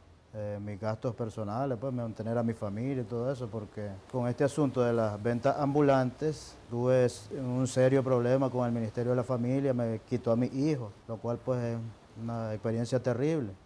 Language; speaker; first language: Spanish; native; Spanish